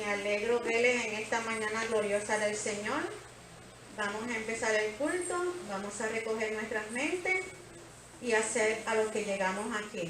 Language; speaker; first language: Spanish; native; Spanish